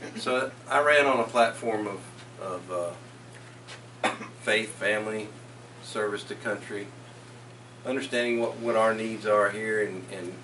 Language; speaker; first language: English; native; English